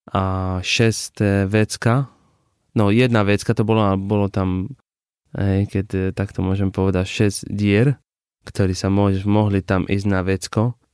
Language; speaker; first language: Slovak; non-native, learner; Persian